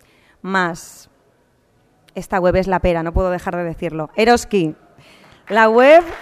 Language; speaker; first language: Spanish; native; Spanish